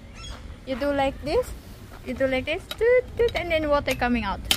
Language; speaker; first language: English; non-native, local second language; Filipino